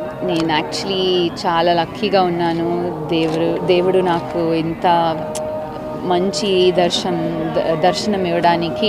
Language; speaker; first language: Telugu; non-native, learner; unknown